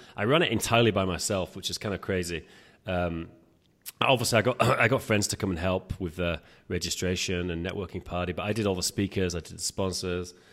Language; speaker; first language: English; native; English